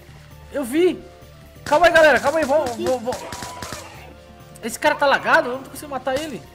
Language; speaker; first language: Portuguese; native; Portuguese